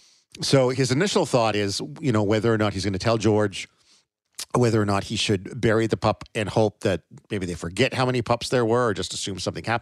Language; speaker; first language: English; native; English